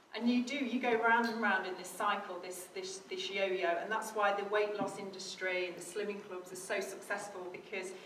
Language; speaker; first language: English; native; English